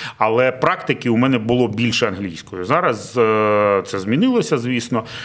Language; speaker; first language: Ukrainian; non-native, local second language; Russian